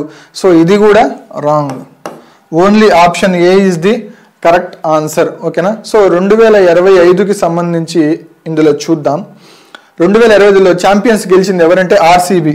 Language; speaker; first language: Telugu; native; Telugu